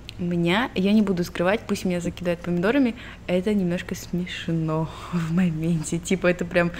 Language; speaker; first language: Russian; native; Russian